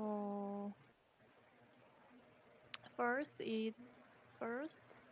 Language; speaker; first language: English; non-native, learner; Korean